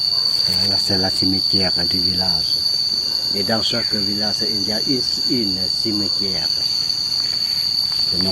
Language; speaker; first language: French; non-native, fluent; Lao